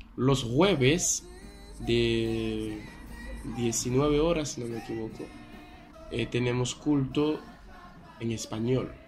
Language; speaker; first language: Spanish; non-native, fluent; Haitian Creole